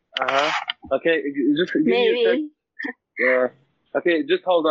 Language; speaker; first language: English; non-native, learner; German